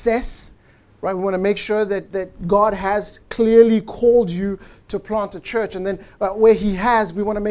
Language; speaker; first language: English; non-native, local second language; Tswana